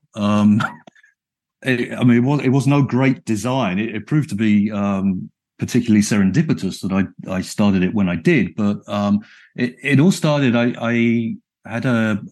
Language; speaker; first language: English; native; English